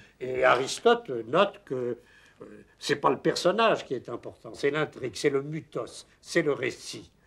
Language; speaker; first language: French; native; French